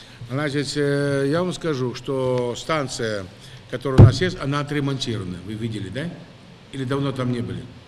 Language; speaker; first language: Russian; non-native, local second language; Ingush